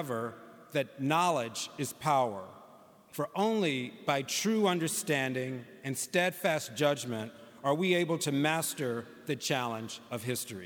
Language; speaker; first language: English; native; English